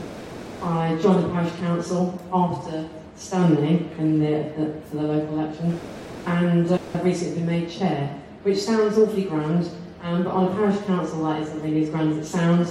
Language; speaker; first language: English; native; English